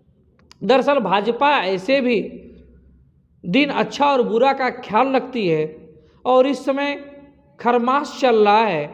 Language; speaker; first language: Hindi; native; Hindi